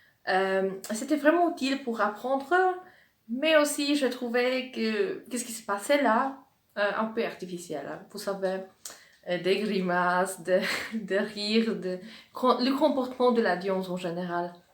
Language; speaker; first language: French; non-native, fluent; Polish